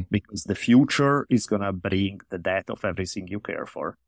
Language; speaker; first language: English; non-native, fluent; Italian